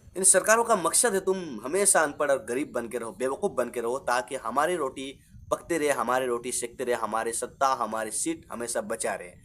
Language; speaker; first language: Hindi; non-native, local second language; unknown